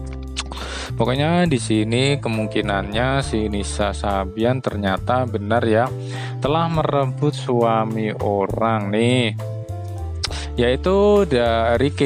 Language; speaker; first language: Indonesian; native; Indonesian